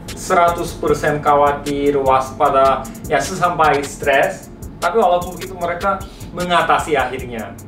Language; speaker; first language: Indonesian; non-native, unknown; Korean